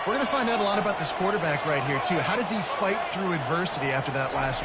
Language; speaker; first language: English; native; English